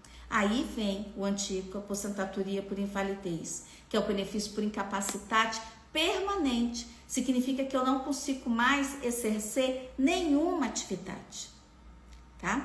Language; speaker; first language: Portuguese; native; Portuguese